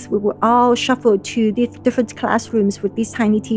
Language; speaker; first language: English; non-native, local second language; Cantonese